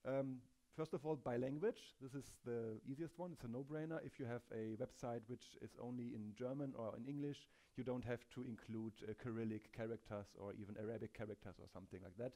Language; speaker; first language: English; non-native, fluent; German